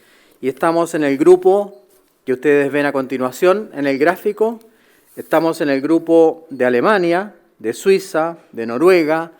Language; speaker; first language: Spanish; native; Spanish